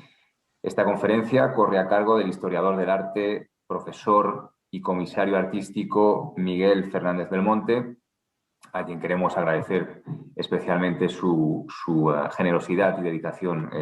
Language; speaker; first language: Spanish; native; Spanish